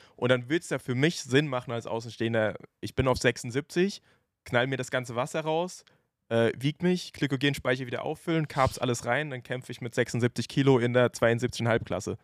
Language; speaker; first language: German; native; German